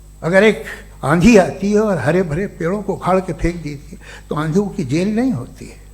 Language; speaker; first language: Urdu; native; Urdu